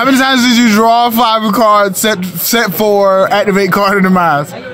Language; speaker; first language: English; native; English